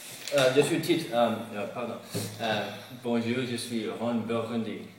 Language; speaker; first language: French; non-native, learner; English